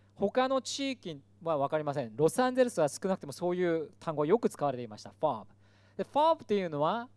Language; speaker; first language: Japanese; early bilingual, other home language; Korean